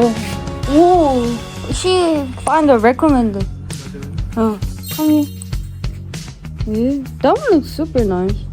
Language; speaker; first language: English; non-native, learner; Korean